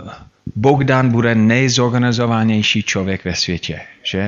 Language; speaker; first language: Czech; non-native, fluent; English